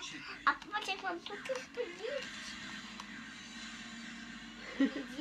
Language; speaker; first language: Polish; early bilingual, other home language; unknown